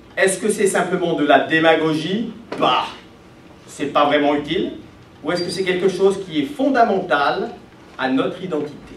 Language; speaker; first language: French; native; French